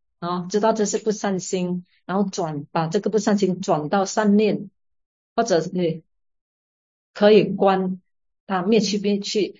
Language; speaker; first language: Chinese; native; Chinese